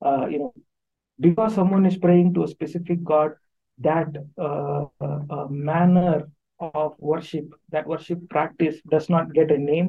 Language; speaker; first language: English; non-native, local second language; Tamil